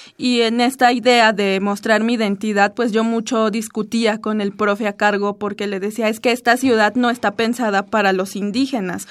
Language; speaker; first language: Spanish; non-native, local second language; Zapotec